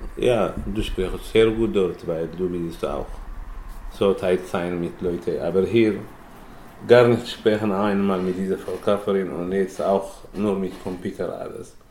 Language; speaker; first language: German; non-native, learner; Tigrinya